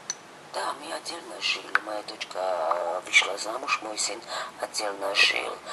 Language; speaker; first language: Russian; non-native, fluent; Georgian